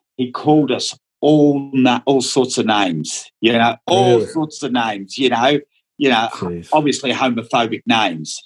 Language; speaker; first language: English; non-native, local second language; Dutch